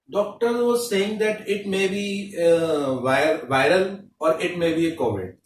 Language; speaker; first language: English; non-native, local second language; Hindi